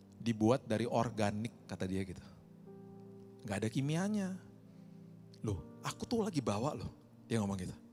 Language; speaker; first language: Indonesian; native; Indonesian